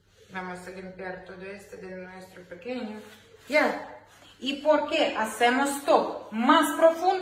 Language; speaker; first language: Spanish; non-native, learner; Ukrainian